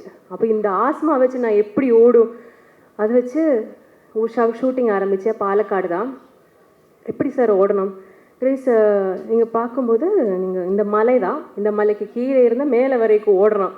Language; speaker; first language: Tamil; non-native, learner; Malayalam